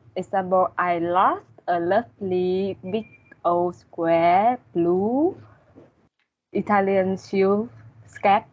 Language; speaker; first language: English; non-native, learner; Vietnamese